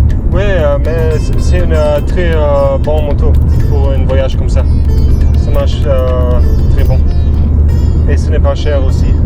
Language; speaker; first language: French; non-native, learner; German